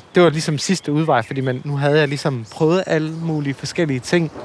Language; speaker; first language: Danish; early bilingual, other home language; Assyrian Neo-Aramaic